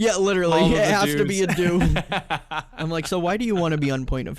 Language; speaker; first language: English; native; English